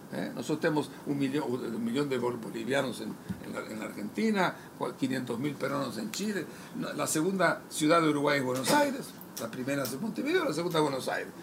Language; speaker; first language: Spanish; native; Spanish